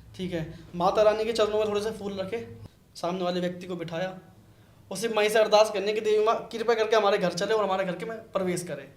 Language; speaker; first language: Hindi; native; Hindi